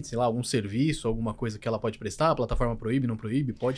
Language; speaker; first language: Portuguese; native; Portuguese